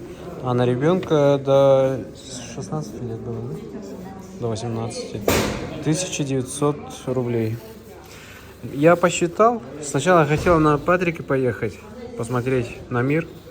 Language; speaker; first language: Russian; native; Russian